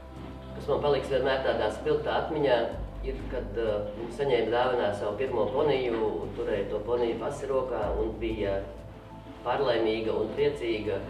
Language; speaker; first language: Latvian; native; Latvian